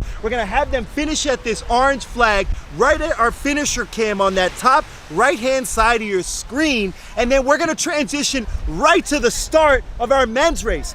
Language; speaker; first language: English; native; English